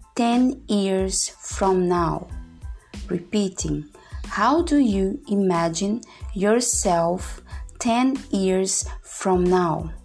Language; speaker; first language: English; non-native, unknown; Portuguese